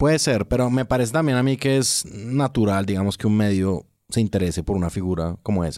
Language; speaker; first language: Spanish; native; Spanish